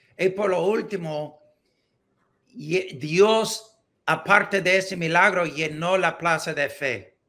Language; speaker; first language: Spanish; non-native, learner; English